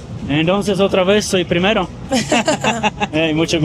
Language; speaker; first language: Spanish; non-native, learner; Polish